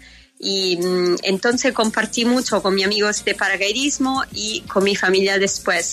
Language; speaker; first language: Spanish; non-native, fluent; Italian